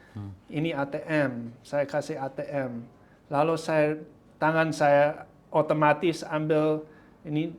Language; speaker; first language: Indonesian; non-native, fluent; English